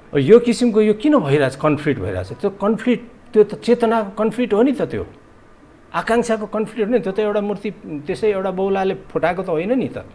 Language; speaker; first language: Nepali; non-native, local second language; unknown